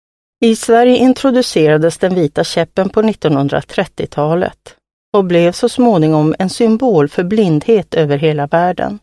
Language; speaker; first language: Swedish; native; Swedish